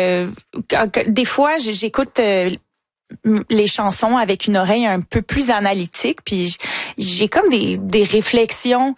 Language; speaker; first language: French; native; French